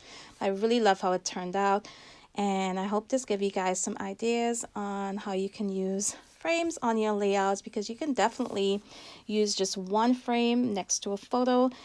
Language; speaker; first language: English; native; English